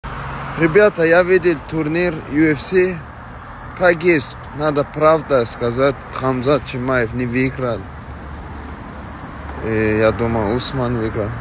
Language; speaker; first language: Russian; non-native, fluent; Persian